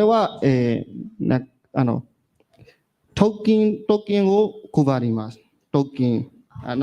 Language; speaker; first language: Japanese; non-native, learner; Burmese